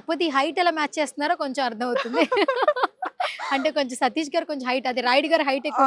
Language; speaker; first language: Telugu; native; Telugu